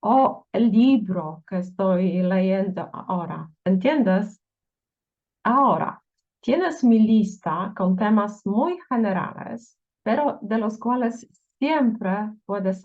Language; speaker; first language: Spanish; non-native, fluent; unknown